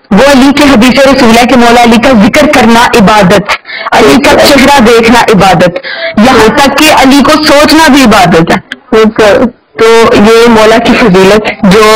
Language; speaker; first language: Urdu; native; Urdu